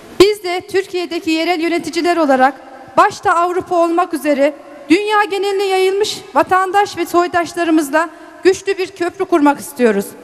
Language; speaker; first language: Turkish; native; Turkish